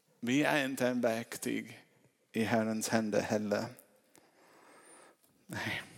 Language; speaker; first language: Swedish; non-native, fluent; English